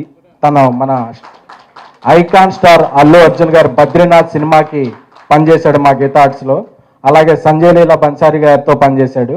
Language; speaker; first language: Telugu; native; Telugu